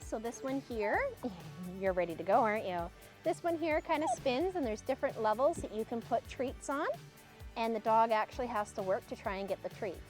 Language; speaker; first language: English; native; English